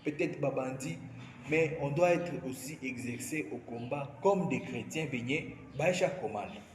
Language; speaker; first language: French; non-native, local second language; Swahili